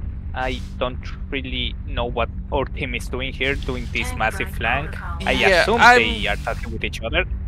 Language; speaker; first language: English; native; English